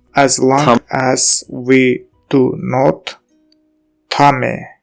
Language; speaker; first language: English; non-native, learner; Azerbaijani